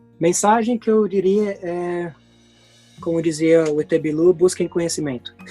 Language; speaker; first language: Portuguese; native; Portuguese